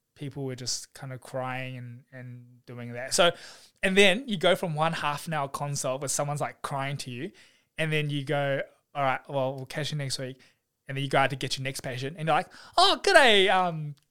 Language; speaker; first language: English; native; English